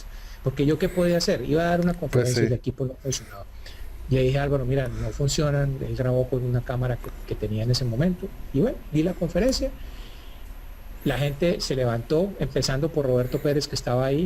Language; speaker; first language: Spanish; native; Spanish